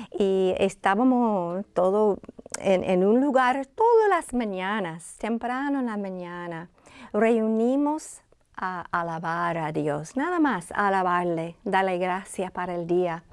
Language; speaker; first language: Spanish; non-native, fluent; English